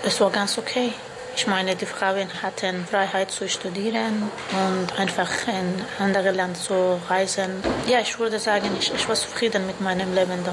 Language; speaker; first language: German; non-native, learner; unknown